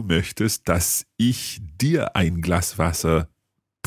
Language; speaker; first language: German; non-native, learner; English